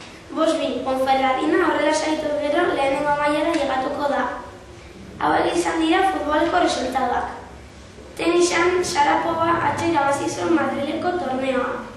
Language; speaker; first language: Basque; non-native, local second language; Spanish